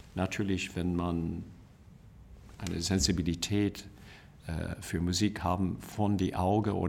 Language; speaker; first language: German; non-native, learner; English